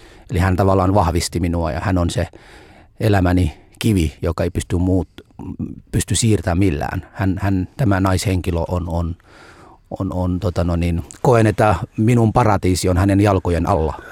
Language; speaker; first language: Finnish; non-native, fluent; Somali